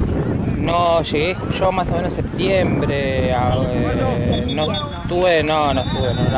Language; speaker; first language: Spanish; native; Spanish